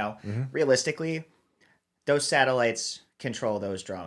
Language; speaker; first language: English; native; English